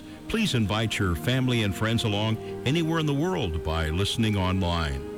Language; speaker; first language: English; native; English